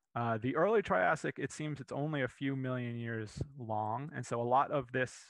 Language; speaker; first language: English; native; English